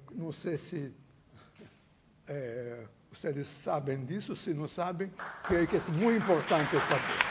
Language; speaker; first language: Spanish; non-native, fluent; Portuguese